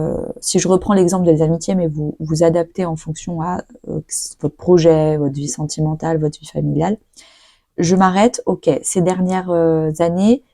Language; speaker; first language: French; native; French